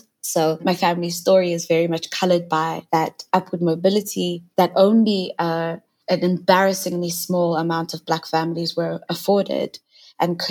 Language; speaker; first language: English; non-native, local second language; Southern Sotho